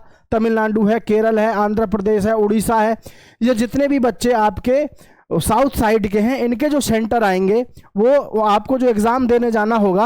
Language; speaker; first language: Hindi; native; Hindi